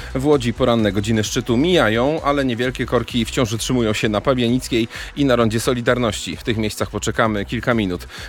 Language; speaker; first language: Polish; native; Polish